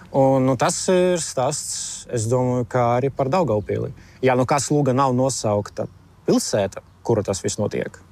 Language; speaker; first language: Latvian; non-native, local second language; Russian